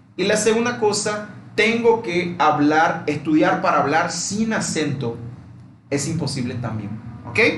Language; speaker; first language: Spanish; non-native, fluent; Portuguese